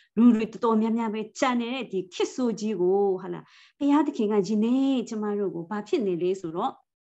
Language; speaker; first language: Burmese; non-native, local second language; Kachin